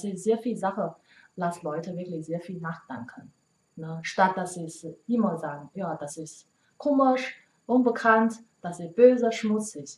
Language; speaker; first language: German; non-native, learner; Chinese